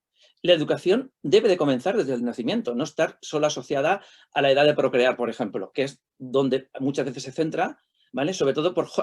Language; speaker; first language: Spanish; native; Spanish